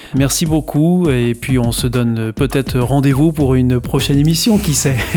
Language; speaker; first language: French; native; French